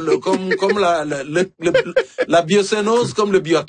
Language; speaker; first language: French; native; French